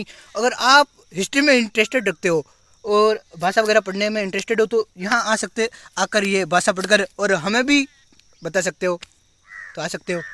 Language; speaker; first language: Hindi; non-native, local second language; Rajasthani